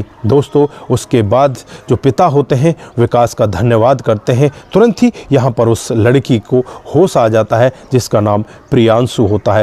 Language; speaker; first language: Hindi; native; Hindi